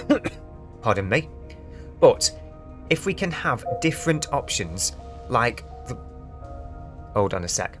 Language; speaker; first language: English; native; English